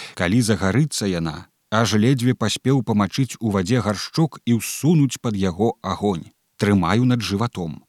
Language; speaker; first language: Belarusian; native; Belarusian